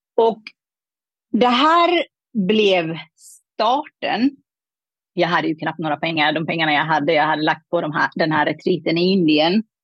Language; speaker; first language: Swedish; non-native, fluent; Persian